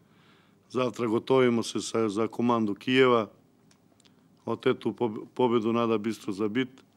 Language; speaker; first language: Russian; non-native, local second language; Ukrainian